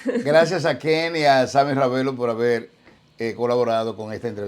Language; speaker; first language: Spanish; native; Spanish